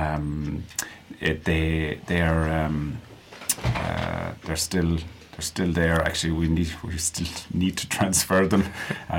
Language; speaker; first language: English; native; English